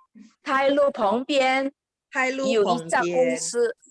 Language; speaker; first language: Chinese; non-native, learner; Indonesian